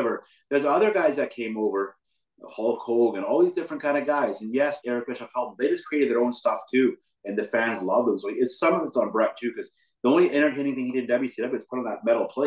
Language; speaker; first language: English; native; English